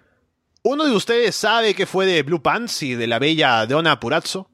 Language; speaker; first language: Spanish; native; Spanish